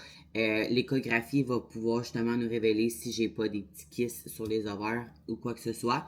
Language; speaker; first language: French; native; French